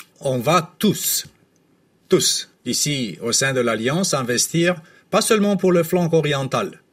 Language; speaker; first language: French; non-native, fluent; Romanian